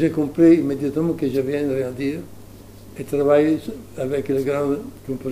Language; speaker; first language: French; non-native, learner; Italian